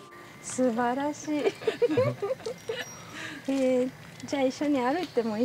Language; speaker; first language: Japanese; non-native, fluent; Romanian